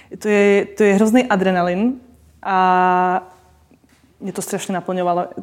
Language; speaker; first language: Czech; non-native, local second language; Slovak